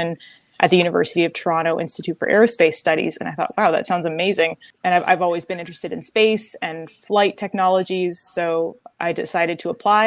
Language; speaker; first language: English; native; English